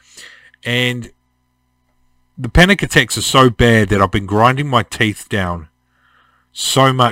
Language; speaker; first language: English; native; English